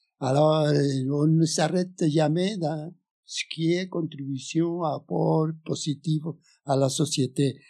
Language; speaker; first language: French; non-native, fluent; Spanish